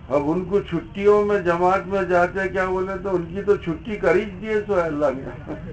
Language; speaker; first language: Urdu; native; Urdu